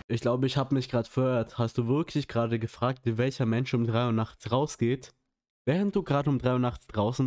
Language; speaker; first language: German; native; German